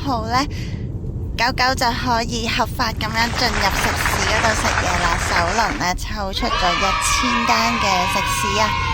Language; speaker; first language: Cantonese; native; Cantonese